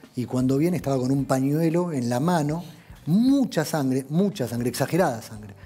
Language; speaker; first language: Spanish; native; Spanish